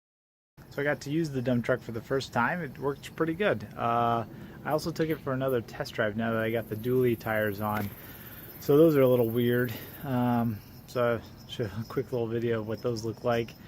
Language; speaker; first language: English; native; English